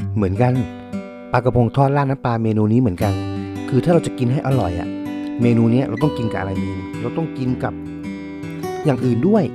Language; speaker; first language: Thai; native; Thai